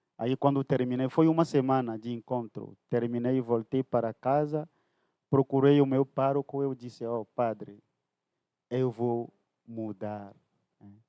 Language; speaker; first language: Portuguese; non-native, fluent; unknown